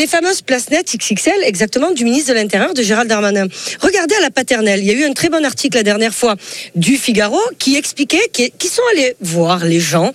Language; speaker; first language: French; native; French